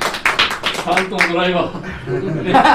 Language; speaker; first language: Japanese; native; Japanese